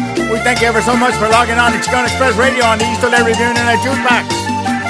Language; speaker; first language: English; early bilingual, other home language; Spanish